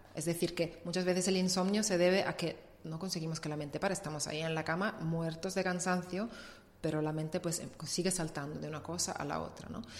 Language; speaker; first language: Spanish; non-native, fluent; Italian